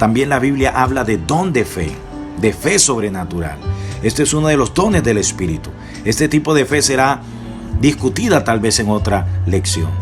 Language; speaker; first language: Spanish; native; Spanish